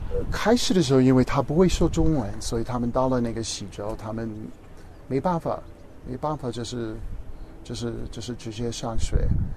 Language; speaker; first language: Chinese; non-native, fluent; English